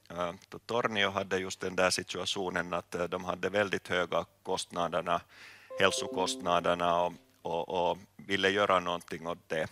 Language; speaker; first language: Swedish; non-native, local second language; Finnish